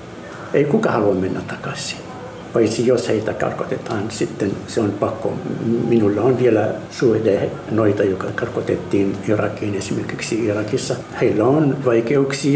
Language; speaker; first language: Finnish; non-native, learner; Arabic